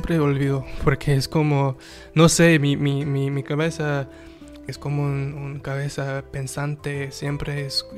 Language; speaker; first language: Spanish; non-native, learner; English